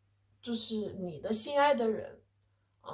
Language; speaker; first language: Chinese; non-native, fluent; English